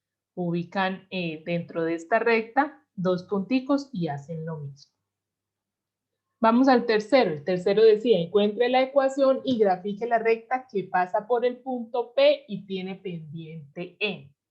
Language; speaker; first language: Spanish; native; Spanish